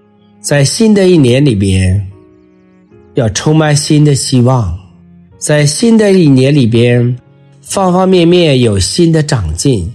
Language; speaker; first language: Chinese; native; Chinese